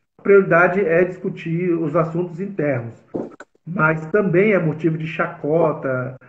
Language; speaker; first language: Portuguese; native; Portuguese